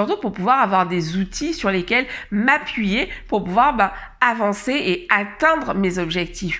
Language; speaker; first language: French; native; French